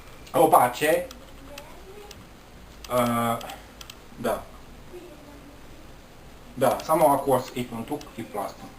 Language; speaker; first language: Bulgarian; non-native, learner; Finnish